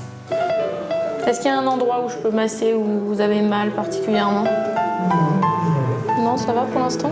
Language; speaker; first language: French; native; French